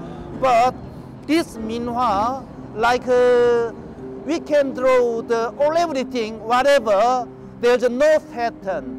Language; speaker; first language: English; non-native, learner; Korean